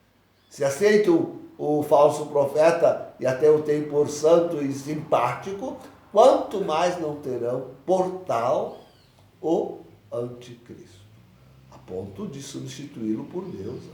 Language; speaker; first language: Portuguese; native; Portuguese